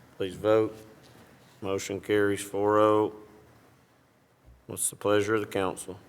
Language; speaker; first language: English; native; English